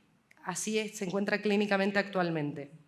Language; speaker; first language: Spanish; native; Spanish